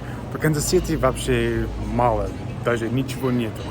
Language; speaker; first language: Russian; non-native, learner; English